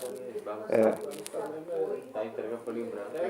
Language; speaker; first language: Portuguese; native; Portuguese